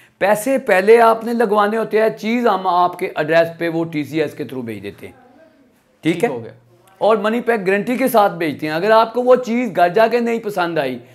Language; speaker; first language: Urdu; non-native, local second language; Punjabi